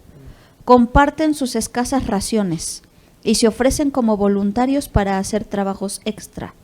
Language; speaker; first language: Spanish; native; Spanish